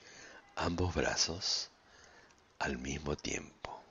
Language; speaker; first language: Spanish; native; Spanish